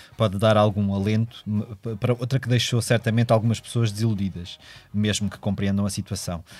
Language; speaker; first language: Portuguese; native; Portuguese